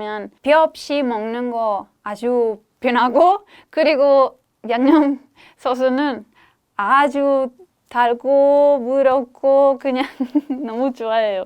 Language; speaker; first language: Korean; non-native, fluent; Spanish